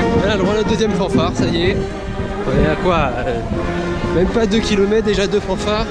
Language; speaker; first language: French; native; French